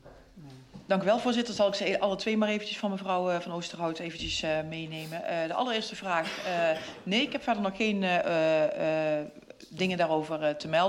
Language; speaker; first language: Dutch; native; Dutch